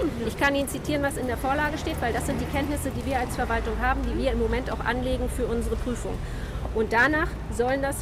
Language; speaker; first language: German; native; German